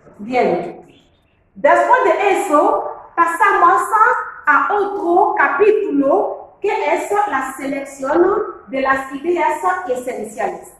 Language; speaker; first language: Spanish; non-native, fluent; French